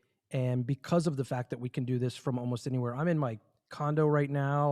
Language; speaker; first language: English; native; English